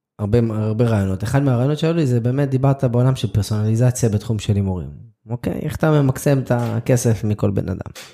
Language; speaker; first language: Hebrew; native; Hebrew